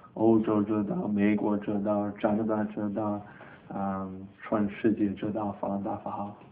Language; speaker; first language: Chinese; non-native, learner; English